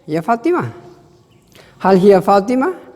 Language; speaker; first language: Arabic; non-native, fluent; Indonesian